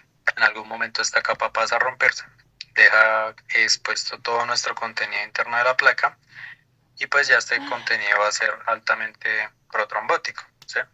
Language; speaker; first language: Spanish; native; Spanish